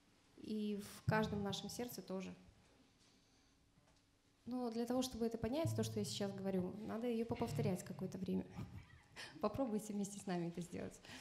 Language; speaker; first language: Russian; native; Russian